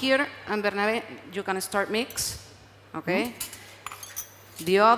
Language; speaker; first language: English; non-native, learner; Spanish